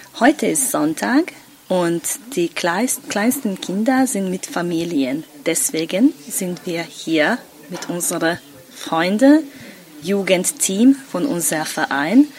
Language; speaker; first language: German; non-native, local second language; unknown